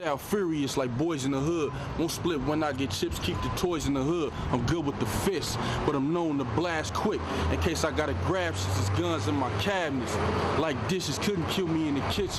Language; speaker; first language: English; native; English